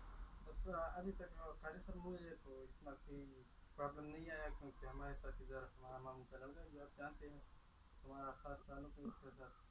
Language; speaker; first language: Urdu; non-native, local second language; Pashto